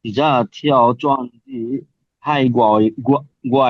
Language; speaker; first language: Chinese; non-native, learner; Bangla